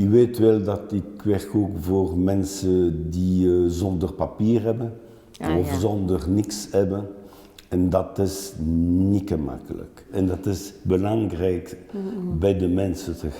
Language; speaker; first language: Dutch; non-native, local second language; French